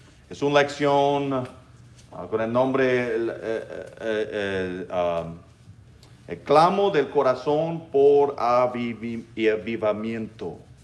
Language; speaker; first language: Spanish; non-native, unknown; English